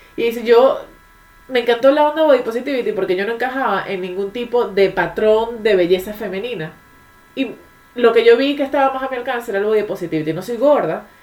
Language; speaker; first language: Spanish; native; Spanish